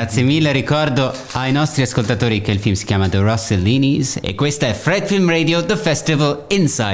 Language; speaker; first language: Italian; native; Italian